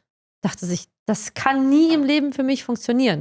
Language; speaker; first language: German; native; German